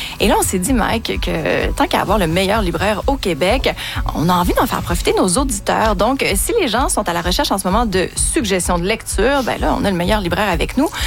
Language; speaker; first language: French; native; French